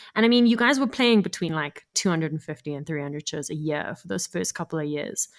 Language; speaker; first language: English; native; English